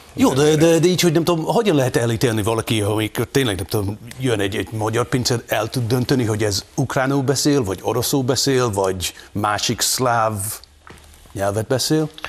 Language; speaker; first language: Hungarian; non-native, fluent; English